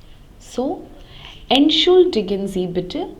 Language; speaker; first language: German; non-native, fluent; Hindi